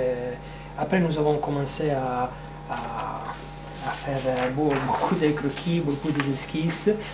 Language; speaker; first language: French; non-native, fluent; Italian